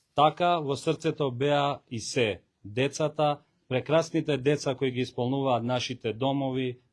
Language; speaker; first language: Macedonian; non-native, local second language; Albanian